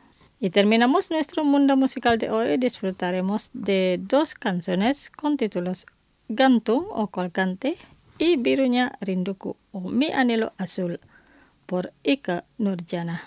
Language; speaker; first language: Spanish; non-native, fluent; Indonesian